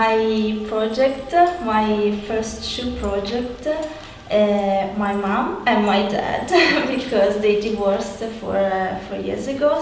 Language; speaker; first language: English; non-native, learner; Italian